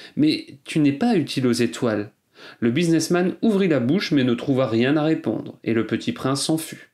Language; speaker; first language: French; native; French